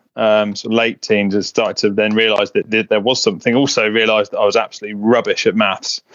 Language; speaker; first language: English; native; English